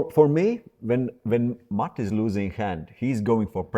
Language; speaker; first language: English; non-native, fluent; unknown